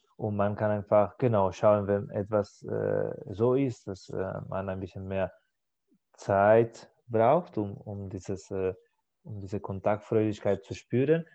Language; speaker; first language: German; non-native, fluent; Spanish